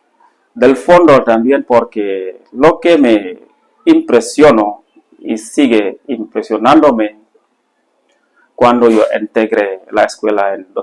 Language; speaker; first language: Spanish; non-native, fluent; Serer